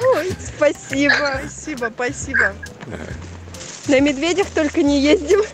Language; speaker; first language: Russian; native; Russian